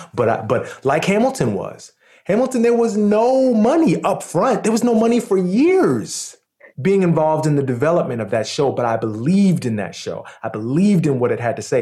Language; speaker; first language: English; native; English